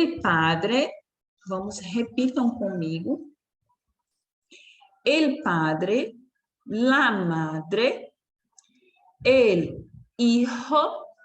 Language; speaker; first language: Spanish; non-native, fluent; Portuguese